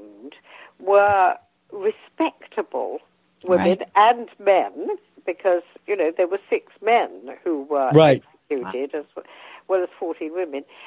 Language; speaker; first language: English; native; English